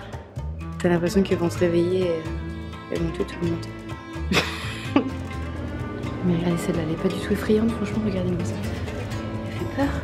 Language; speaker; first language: French; native; French